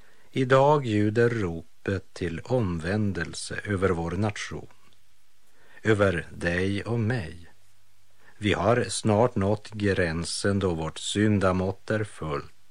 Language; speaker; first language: Swedish; native; Swedish